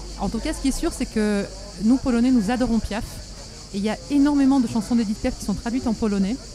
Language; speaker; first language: French; non-native, fluent; Polish